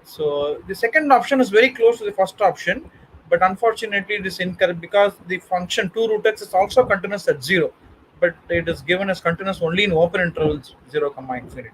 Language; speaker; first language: English; non-native, local second language; Tamil